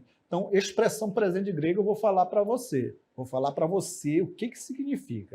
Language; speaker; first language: Portuguese; native; Portuguese